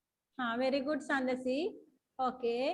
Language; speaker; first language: English; non-native, local second language; Sinhala